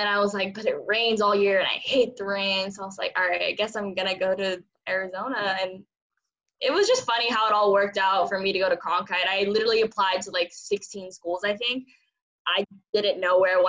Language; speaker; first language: English; early bilingual, other home language; Cantonese